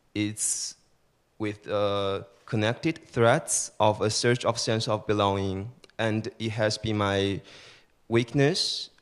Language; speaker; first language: English; early bilingual, other home language; Chinese